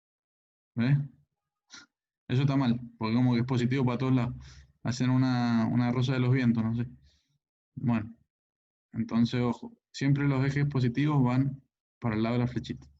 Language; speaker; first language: Spanish; native; Spanish